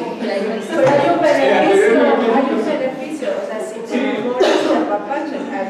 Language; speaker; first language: Spanish; native; Spanish